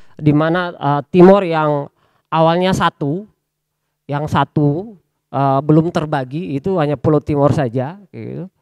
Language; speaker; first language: Indonesian; native; Indonesian